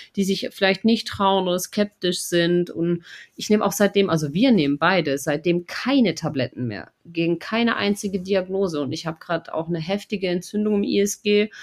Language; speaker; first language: German; non-native, fluent; Russian